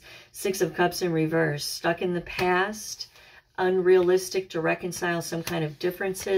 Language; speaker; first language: English; native; English